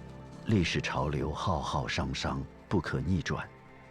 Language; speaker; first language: Chinese; native; Chinese